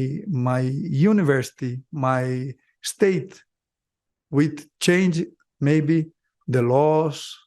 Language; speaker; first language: English; non-native, learner; Portuguese